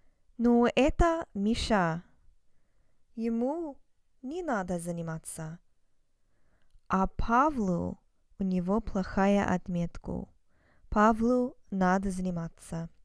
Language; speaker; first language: Russian; non-native, fluent; English